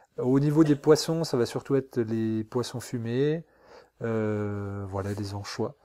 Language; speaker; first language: French; native; French